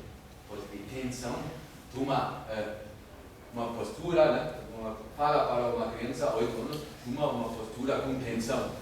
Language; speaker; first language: Portuguese; non-native, fluent; German